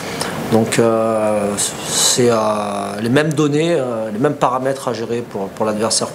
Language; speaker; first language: French; native; French